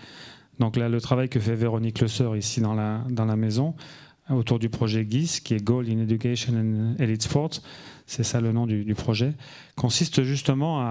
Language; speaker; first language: French; native; French